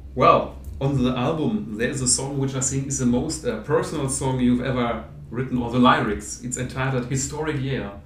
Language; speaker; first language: English; non-native, fluent; German